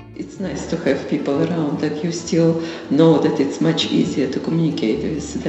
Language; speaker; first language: English; non-native, learner; Russian